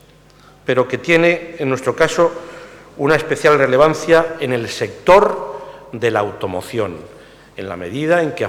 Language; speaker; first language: Spanish; native; Spanish